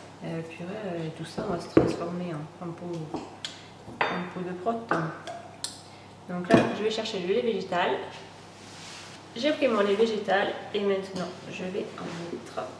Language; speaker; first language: French; native; French